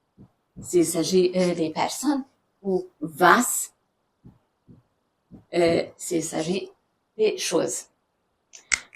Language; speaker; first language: French; non-native, fluent; German